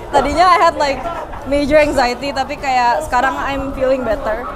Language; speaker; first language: English; early bilingual, other home language; Indonesian